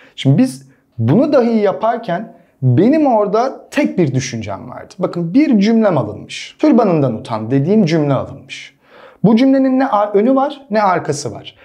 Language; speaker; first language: Turkish; native; Turkish